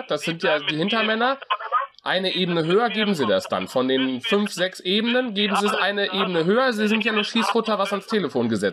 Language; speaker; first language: German; native; German